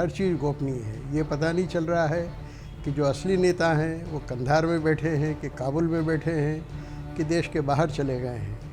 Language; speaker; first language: Hindi; native; Hindi